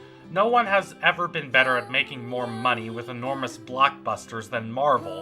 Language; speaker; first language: English; native; English